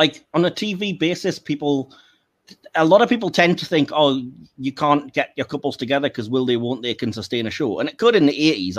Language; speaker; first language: English; native; English